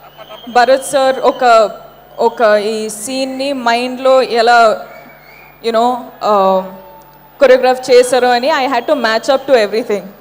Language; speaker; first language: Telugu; non-native, local second language; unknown